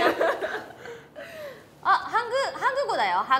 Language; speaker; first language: Korean; non-native, learner; Japanese